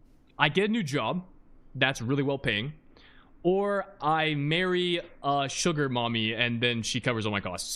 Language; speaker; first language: English; native; English